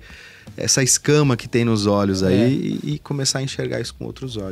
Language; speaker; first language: Portuguese; native; Portuguese